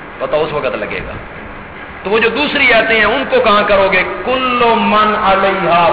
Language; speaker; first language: Urdu; non-native, local second language; Punjabi